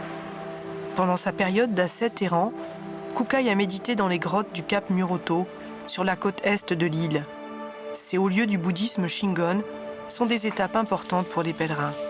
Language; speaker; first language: French; native; French